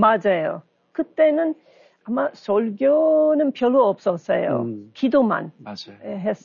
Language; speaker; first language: Korean; non-native, learner; English